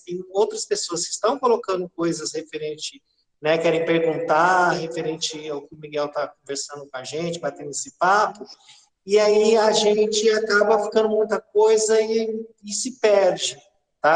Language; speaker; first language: Portuguese; native; Portuguese